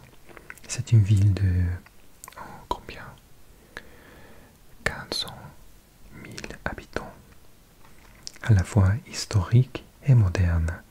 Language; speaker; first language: French; non-native, learner; English